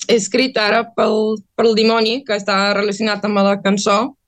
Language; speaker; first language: Catalan; non-native, fluent; Bulgarian